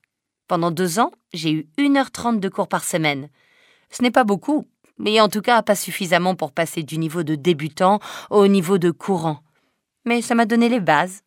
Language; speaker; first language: French; native; French